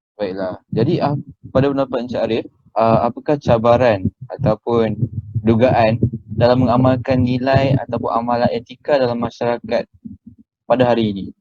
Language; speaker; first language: Malay; native; Malay